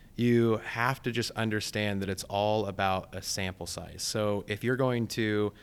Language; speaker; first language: English; native; English